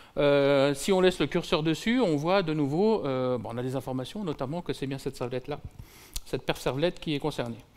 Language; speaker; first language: French; native; French